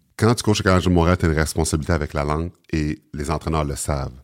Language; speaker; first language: French; native; French